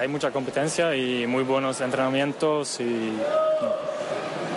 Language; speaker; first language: Spanish; non-native, fluent; Swedish